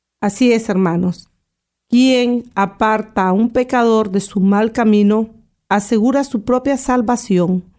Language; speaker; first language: Spanish; native; Spanish